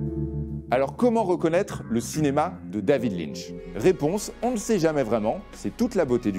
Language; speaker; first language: French; native; French